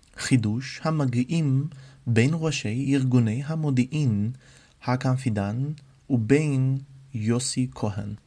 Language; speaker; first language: Hebrew; non-native, fluent; Arabic